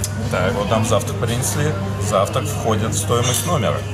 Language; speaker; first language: Russian; native; Russian